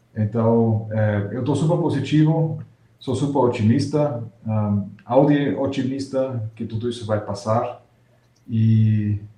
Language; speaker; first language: Portuguese; non-native, fluent; German